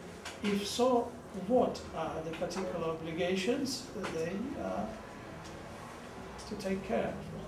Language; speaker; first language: English; non-native, fluent; Russian